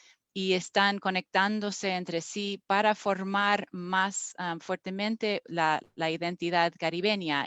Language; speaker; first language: Spanish; non-native, fluent; English